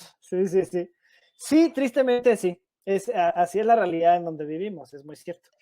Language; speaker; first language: Spanish; native; Spanish